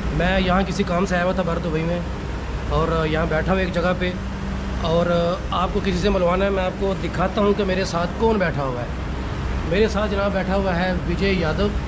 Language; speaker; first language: Urdu; non-native, local second language; Punjabi